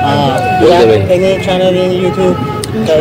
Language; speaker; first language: English; non-native, learner; Persian